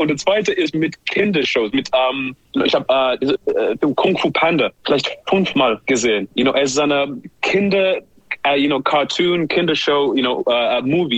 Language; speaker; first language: German; non-native, learner; English